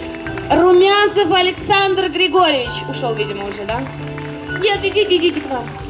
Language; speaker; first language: Russian; native; Russian